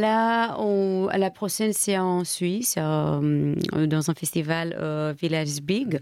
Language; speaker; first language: French; non-native, fluent; Greek